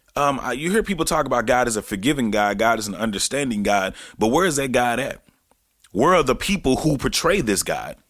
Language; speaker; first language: English; native; English